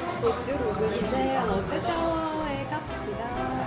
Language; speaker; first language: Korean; non-native, learner; Russian